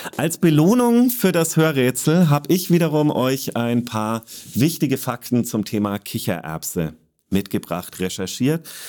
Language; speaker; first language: German; native; German